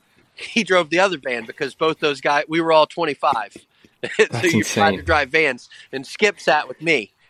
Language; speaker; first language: English; native; English